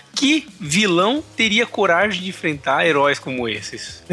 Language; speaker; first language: Portuguese; native; Portuguese